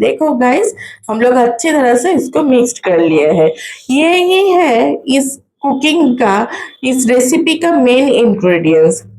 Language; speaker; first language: Hindi; non-native, local second language; Bangla